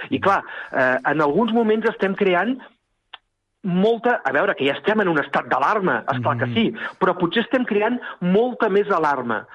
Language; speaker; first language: Catalan; native; Catalan